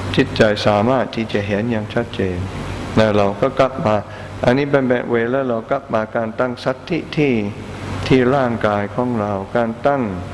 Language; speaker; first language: Thai; non-native, fluent; English